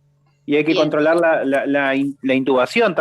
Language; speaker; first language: Spanish; native; Spanish